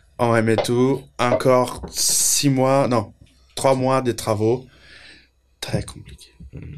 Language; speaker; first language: French; non-native, fluent; Portuguese